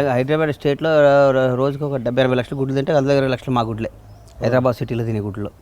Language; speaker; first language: Telugu; native; Telugu